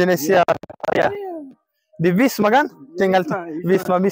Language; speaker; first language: Indonesian; non-native, fluent; Persian